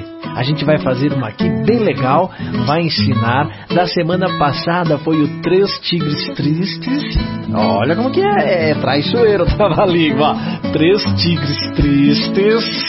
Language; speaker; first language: Portuguese; native; Portuguese